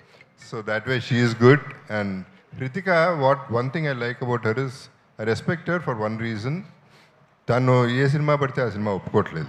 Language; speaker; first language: Telugu; native; Telugu